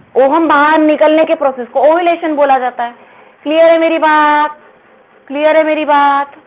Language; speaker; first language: Hindi; non-native, local second language; Marathi